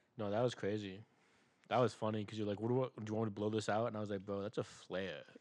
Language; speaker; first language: English; native; English